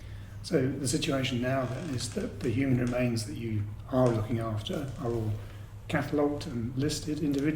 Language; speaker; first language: English; native; English